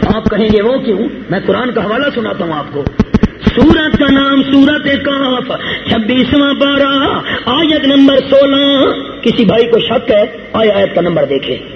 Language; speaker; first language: Urdu; non-native, local second language; Punjabi